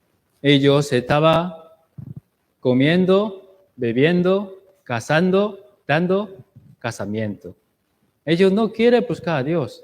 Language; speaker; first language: Spanish; non-native, learner; Chinese